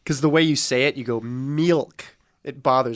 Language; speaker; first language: English; native; English